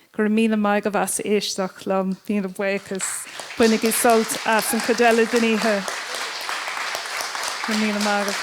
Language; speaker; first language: Irish; non-native, local second language; English